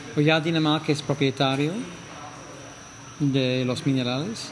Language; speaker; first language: Spanish; non-native, fluent; English